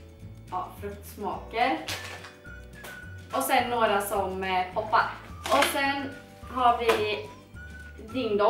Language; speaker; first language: Swedish; native; Swedish